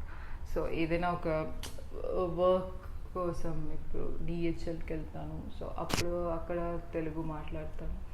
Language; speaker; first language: Telugu; non-native, learner; Tamil